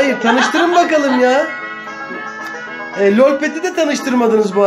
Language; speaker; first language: Turkish; native; Turkish